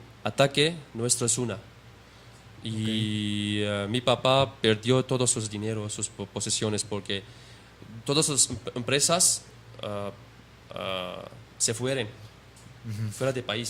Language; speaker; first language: Spanish; non-native, learner; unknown